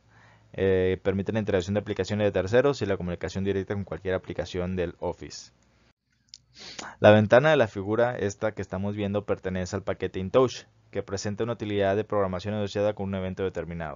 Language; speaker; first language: Spanish; native; Spanish